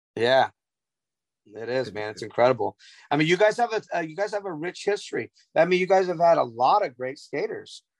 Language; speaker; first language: English; native; English